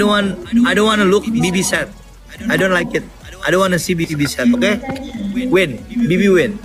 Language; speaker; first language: English; non-native, learner; Indonesian